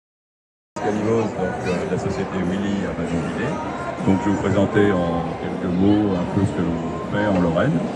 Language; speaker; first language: French; native; French